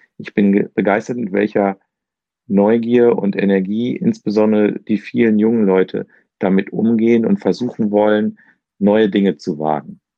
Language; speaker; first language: German; native; German